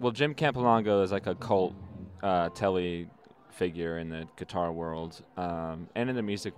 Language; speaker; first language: English; native; English